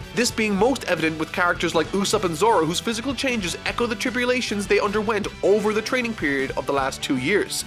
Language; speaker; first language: English; native; English